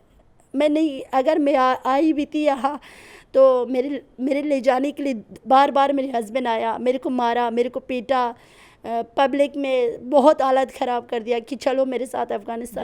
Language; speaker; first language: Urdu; non-native, learner; Persian